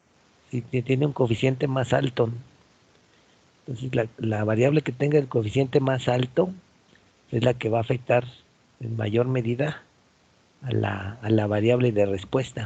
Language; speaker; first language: Spanish; native; Spanish